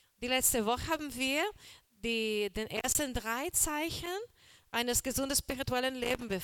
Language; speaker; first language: German; non-native, learner; Portuguese